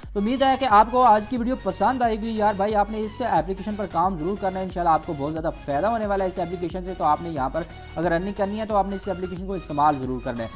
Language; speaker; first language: Urdu; native; Urdu